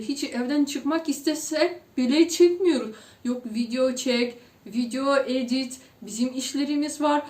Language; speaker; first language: Turkish; non-native, fluent; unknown